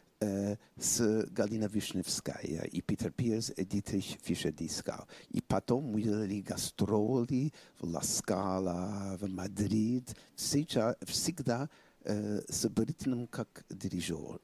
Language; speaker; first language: Russian; non-native, fluent; English